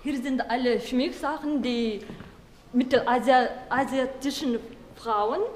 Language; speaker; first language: German; non-native, learner; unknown